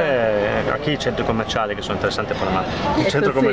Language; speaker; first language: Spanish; non-native, learner; Italian